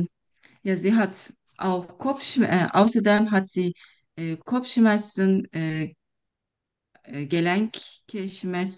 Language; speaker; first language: German; non-native, fluent; Turkish